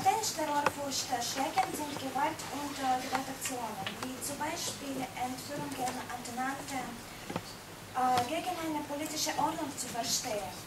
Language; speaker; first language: German; non-native, learner; Russian